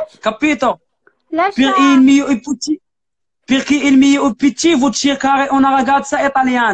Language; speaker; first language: Italian; non-native, learner; Arabic